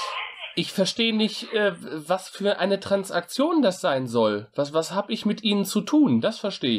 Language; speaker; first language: German; native; German